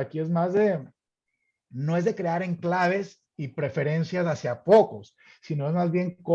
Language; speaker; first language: Spanish; native; Spanish